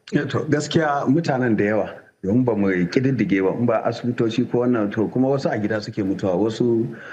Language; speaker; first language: Hausa; native; Hausa